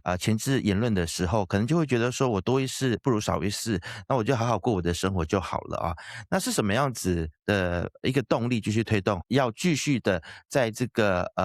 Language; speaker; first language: Chinese; native; Chinese